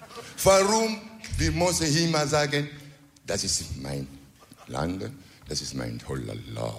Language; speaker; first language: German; non-native, learner; French